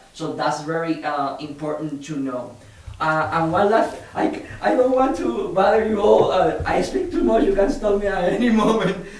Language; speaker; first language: English; non-native, fluent; Spanish